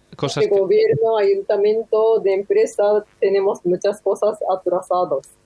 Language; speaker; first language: Spanish; non-native, learner; Japanese